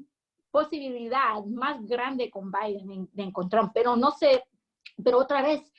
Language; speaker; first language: Spanish; early bilingual, heritage; English